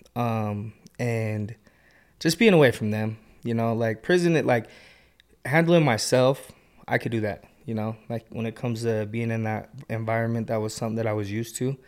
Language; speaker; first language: English; native; English